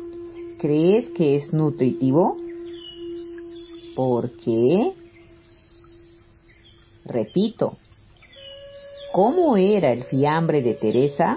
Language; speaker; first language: Spanish; native; Spanish